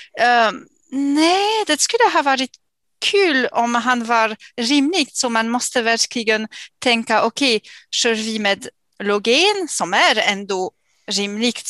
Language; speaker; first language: Swedish; non-native, fluent; English